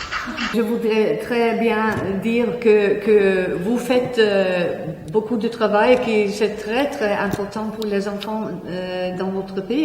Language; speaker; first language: French; non-native, fluent; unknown